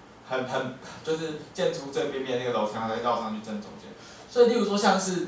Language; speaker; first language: Chinese; native; Chinese